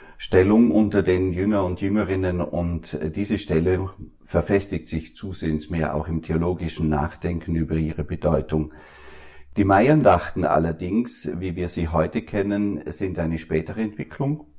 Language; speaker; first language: German; native; German